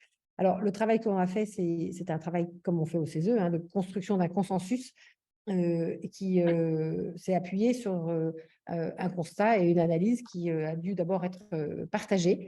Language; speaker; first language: French; native; French